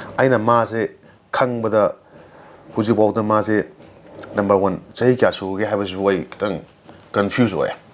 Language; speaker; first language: Manipuri; native; Manipuri